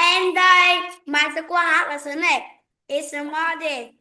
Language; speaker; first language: English; non-native, learner; Vietnamese